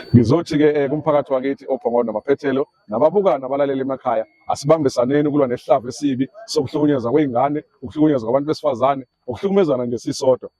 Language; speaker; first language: Zulu; native; Zulu